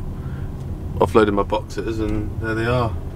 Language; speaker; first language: English; native; English